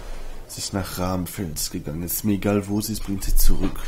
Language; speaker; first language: German; native; German